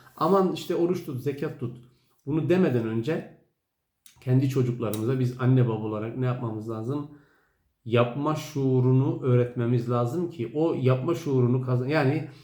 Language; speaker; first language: Turkish; native; Turkish